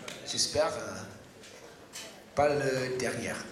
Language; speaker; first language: French; non-native, learner; English